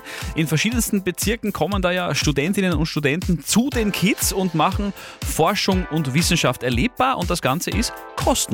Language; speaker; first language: German; native; German